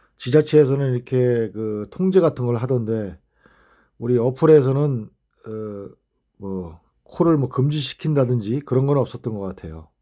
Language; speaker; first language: Korean; native; Korean